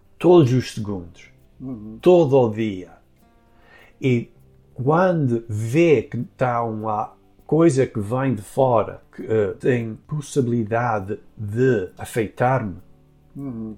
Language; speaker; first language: Portuguese; early bilingual, heritage; Portuguese